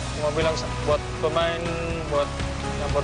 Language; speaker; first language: Indonesian; non-native, learner; Dutch